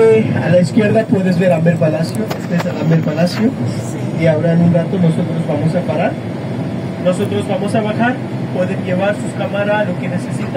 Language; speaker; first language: Spanish; non-native, fluent; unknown